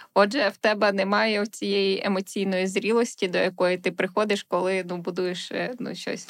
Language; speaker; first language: Ukrainian; native; Ukrainian